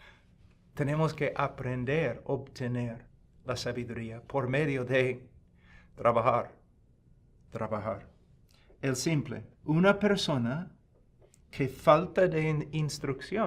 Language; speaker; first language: Spanish; non-native, fluent; English